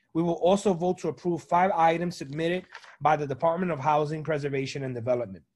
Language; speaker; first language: English; native; English